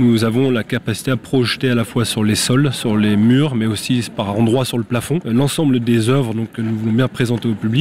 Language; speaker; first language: French; native; French